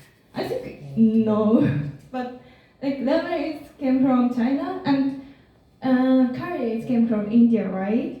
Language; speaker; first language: English; non-native, learner; Japanese